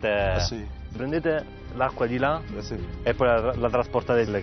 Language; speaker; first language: Italian; native; Italian